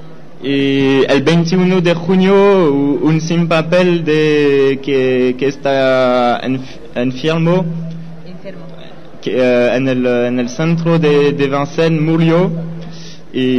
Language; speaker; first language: Spanish; non-native, learner; French